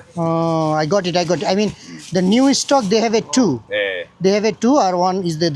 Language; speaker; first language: English; non-native, learner; Bangla